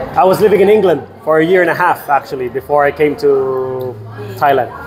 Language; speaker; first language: English; non-native, local second language; Filipino